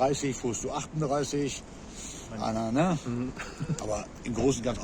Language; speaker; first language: German; native; German